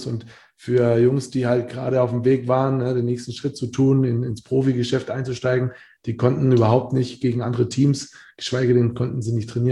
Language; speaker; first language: German; native; German